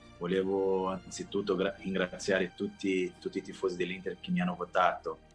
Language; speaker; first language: Italian; non-native, fluent; Portuguese